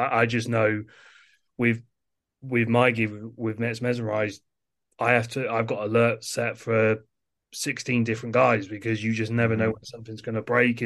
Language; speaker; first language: English; native; English